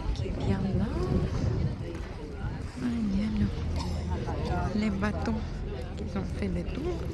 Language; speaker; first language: French; non-native, fluent; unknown